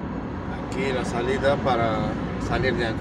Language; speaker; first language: Spanish; non-native, fluent; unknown